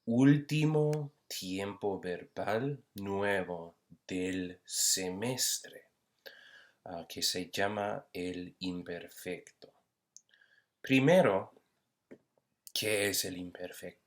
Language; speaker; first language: Spanish; non-native, fluent; English